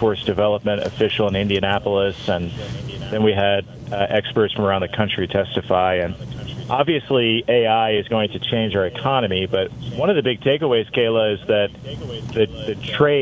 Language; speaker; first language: English; native; English